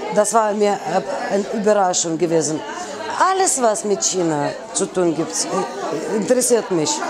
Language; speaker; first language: German; non-native, fluent; Russian